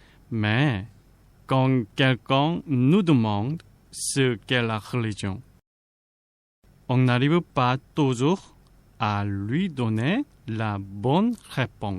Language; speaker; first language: French; non-native, fluent; Korean